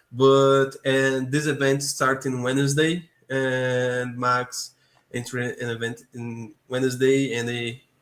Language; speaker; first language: English; non-native, learner; Portuguese